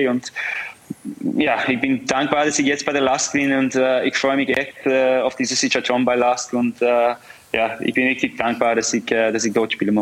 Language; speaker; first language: German; non-native, fluent; English